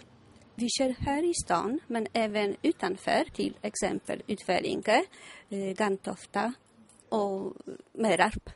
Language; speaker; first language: Swedish; non-native, fluent; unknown